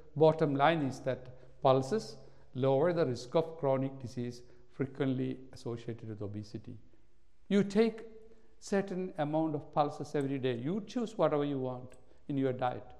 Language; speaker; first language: English; non-native, local second language; Malayalam